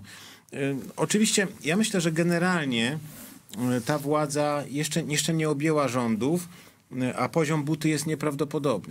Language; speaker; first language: Polish; native; Polish